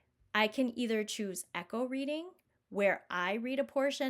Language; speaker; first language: English; native; English